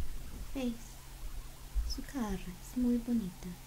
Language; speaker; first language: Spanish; non-native, learner; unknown